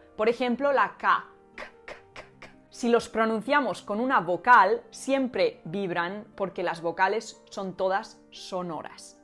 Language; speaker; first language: Spanish; native; Spanish